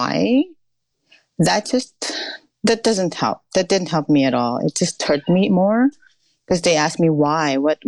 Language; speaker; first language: English; non-native, local second language; Filipino